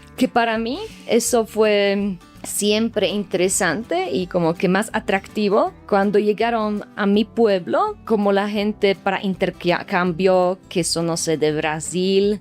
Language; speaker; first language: Spanish; non-native, fluent; Slovak